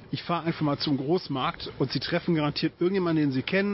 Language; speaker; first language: German; native; German